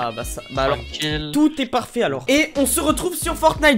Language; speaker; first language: French; native; French